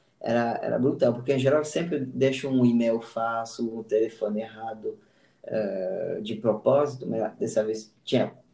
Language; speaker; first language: Portuguese; non-native, fluent; French